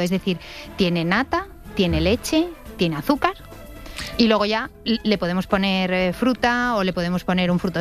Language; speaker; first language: Spanish; native; Spanish